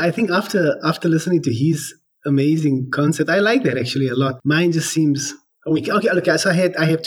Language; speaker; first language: English; native; English